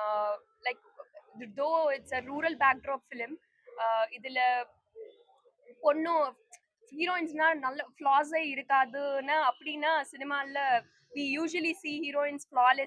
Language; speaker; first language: Tamil; non-native, fluent; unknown